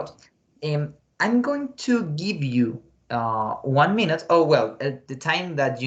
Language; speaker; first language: English; non-native, fluent; Spanish